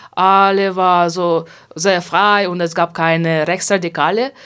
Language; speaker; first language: German; non-native, fluent; Hungarian